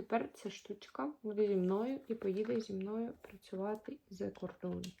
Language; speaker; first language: Ukrainian; native; Ukrainian